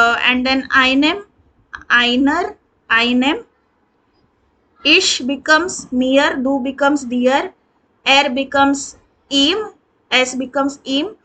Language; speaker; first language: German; non-native, learner; Hindi